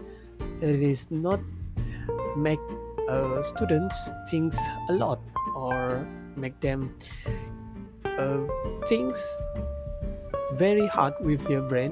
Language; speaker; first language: English; non-native, local second language; Malay